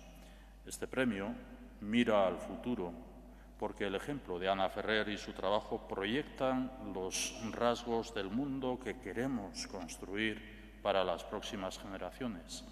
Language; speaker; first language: Spanish; native; Spanish